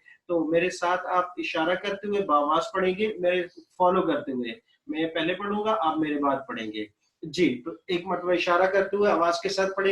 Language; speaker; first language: Urdu; native; Urdu